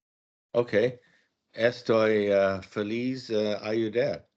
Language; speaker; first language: Spanish; non-native, learner; English